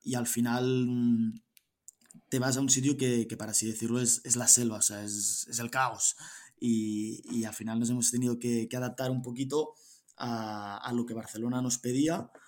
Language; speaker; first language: Spanish; native; Spanish